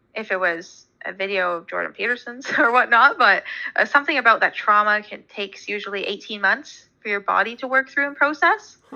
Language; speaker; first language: English; native; English